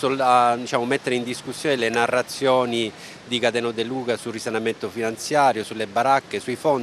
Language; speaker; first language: Italian; native; Italian